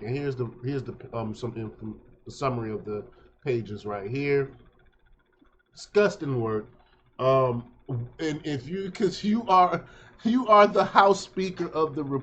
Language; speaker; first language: English; native; English